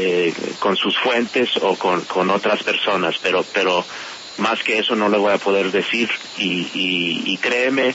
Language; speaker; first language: Spanish; non-native, fluent; English